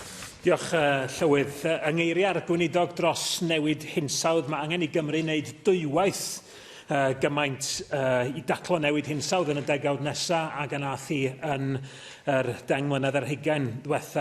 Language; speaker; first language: Welsh; native; Welsh